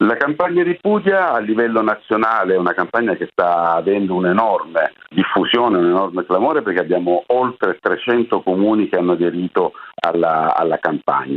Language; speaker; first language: Italian; native; Italian